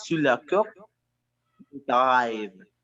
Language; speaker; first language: French; non-native, learner; Spanish